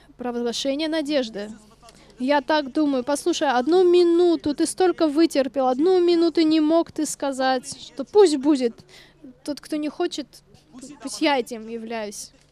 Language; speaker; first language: Russian; non-native, local second language; Armenian